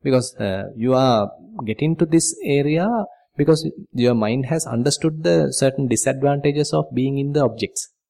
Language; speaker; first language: English; non-native, local second language; Sinhala